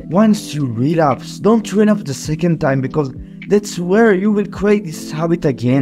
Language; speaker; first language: English; non-native, fluent; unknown